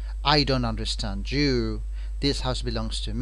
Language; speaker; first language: English; non-native, fluent; Spanish